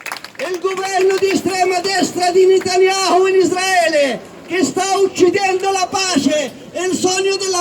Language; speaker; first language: Italian; non-native, local second language; Arabic